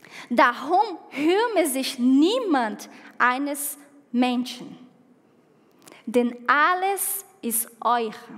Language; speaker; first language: German; non-native, fluent; Portuguese